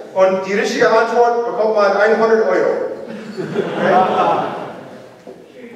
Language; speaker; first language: German; non-native, learner; English